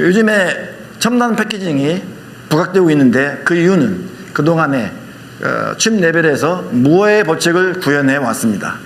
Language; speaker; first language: Korean; native; Korean